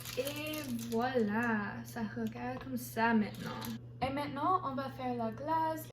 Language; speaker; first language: French; non-native, learner; English